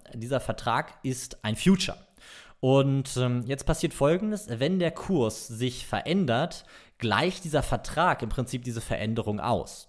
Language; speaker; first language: German; native; German